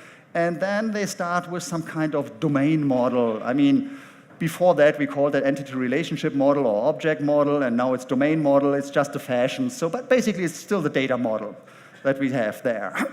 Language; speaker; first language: English; non-native, fluent; German